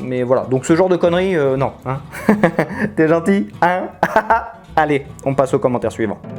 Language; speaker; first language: French; native; French